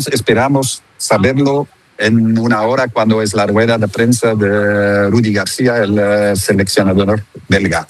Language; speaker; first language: Spanish; non-native, fluent; Dutch